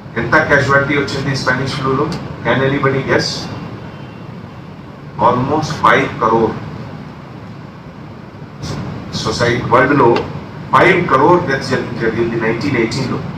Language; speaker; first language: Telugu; non-native, fluent; Hindi